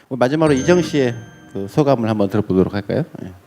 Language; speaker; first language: Korean; native; Korean